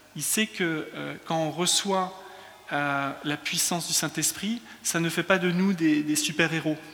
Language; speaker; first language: French; early bilingual, other home language; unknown